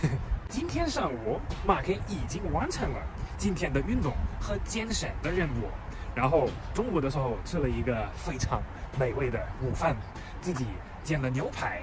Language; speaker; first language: Chinese; non-native, fluent; German